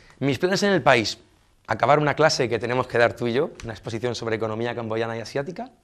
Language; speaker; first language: Spanish; native; Spanish